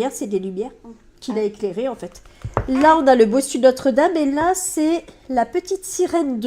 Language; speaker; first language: French; native; French